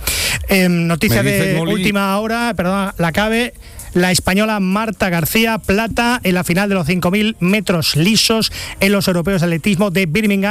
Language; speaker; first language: Spanish; native; Spanish